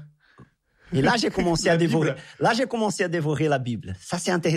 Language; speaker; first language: French; non-native, fluent; Portuguese